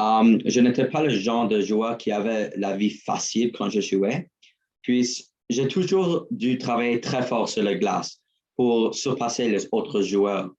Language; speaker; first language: French; non-native, learner; English